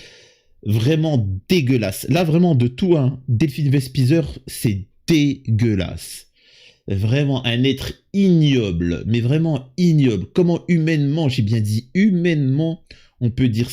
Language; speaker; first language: French; native; French